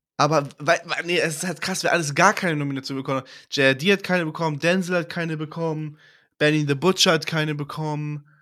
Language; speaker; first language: German; native; German